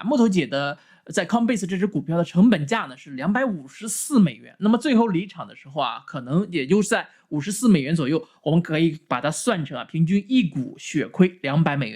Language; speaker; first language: Chinese; native; Chinese